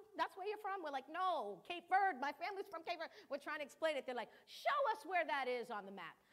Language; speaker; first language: English; early bilingual, other home language; Kabuverdianu